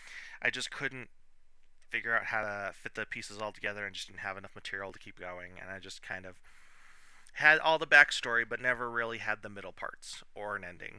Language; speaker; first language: English; native; English